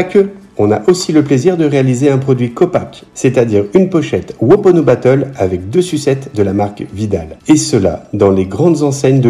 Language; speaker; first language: French; native; French